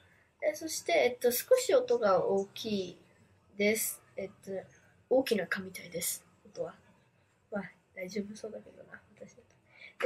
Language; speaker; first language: Japanese; early bilingual, heritage; Japanese